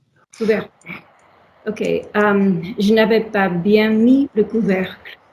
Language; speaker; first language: French; non-native, learner; English